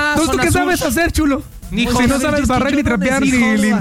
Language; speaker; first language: Spanish; native; Spanish